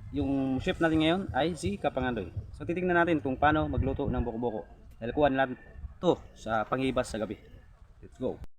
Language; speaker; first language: Filipino; native; Filipino